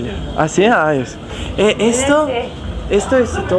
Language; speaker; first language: Spanish; non-native, learner; Italian